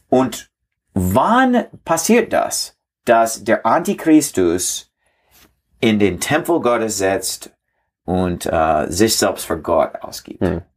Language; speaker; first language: German; non-native, learner; English